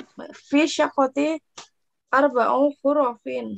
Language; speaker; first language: Arabic; non-native, learner; Indonesian